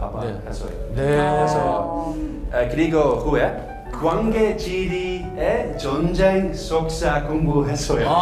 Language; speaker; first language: Korean; non-native, learner; Dutch